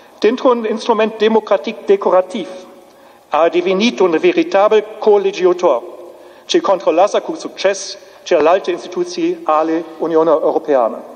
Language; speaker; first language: Romanian; non-native, fluent; German